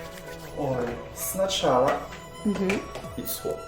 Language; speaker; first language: Russian; non-native, learner; Chinese